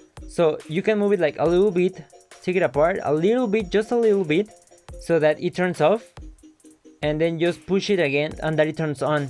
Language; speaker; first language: English; non-native, local second language; Spanish